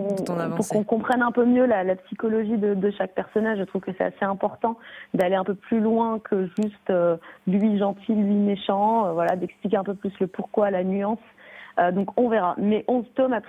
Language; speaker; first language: French; native; French